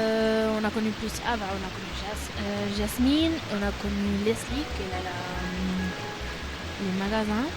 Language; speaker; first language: French; non-native, fluent; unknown